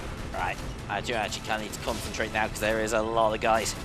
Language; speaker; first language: English; native; English